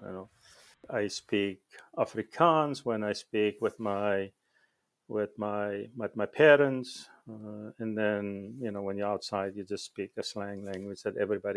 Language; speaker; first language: English; non-native, local second language; Afrikaans